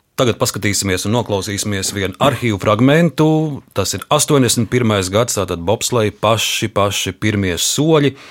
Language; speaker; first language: Latvian; native; Latvian